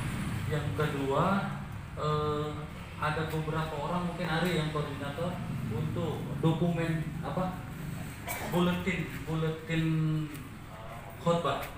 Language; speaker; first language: Indonesian; native; Indonesian